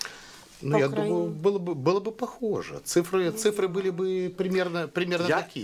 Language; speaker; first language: Russian; native; Russian